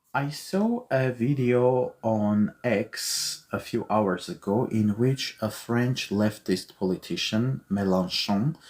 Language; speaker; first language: English; non-native, fluent; Armenian